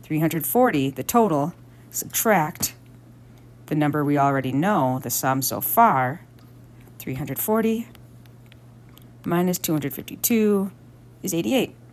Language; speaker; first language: English; native; English